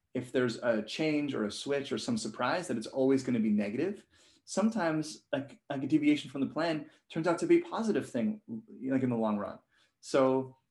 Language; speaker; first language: English; non-native, local second language; Cantonese